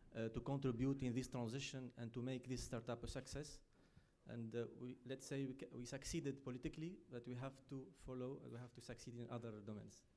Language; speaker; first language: English; non-native, fluent; Arabic